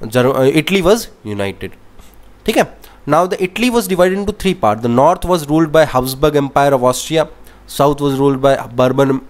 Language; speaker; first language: Hindi; native; Hindi